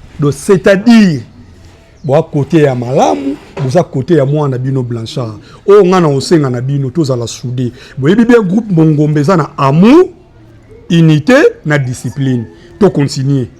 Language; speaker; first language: Lingala; native; Lingala